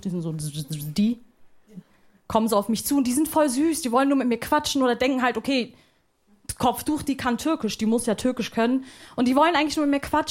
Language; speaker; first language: German; early bilingual, other home language; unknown